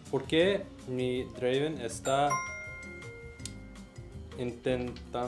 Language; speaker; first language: Spanish; non-native, learner; English